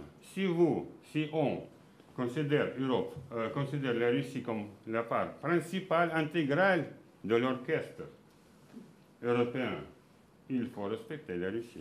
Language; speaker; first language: French; non-native, fluent; Russian